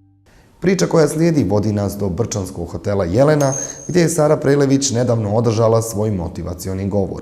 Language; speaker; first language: Bosnian; native; Bosnian